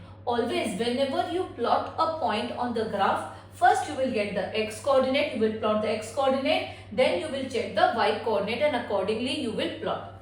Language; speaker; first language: English; non-native, local second language; Hindi